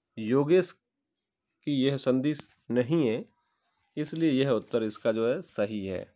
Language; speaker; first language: Hindi; native; Hindi